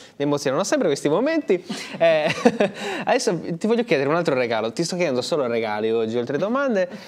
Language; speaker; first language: Italian; native; Italian